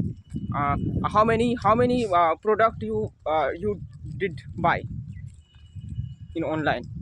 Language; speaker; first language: English; non-native, learner; Hindi